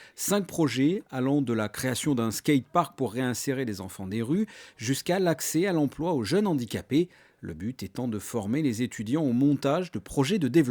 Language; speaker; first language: French; native; French